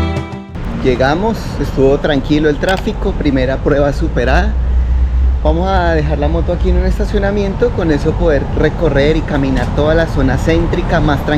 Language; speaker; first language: Spanish; native; Spanish